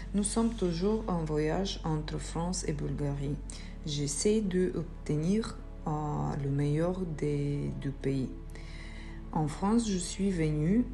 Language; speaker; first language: French; non-native, learner; Bulgarian